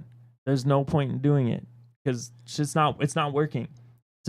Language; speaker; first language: English; native; English